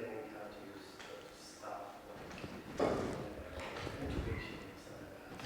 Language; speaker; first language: English; non-native, learner; Arabic